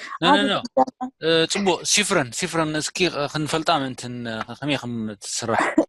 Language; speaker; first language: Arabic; non-native, learner; Tigrinya